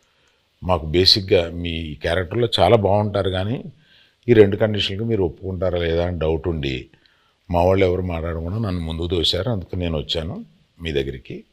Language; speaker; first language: Telugu; native; Telugu